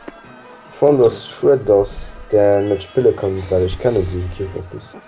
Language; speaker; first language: German; non-native, local second language; Luxembourgish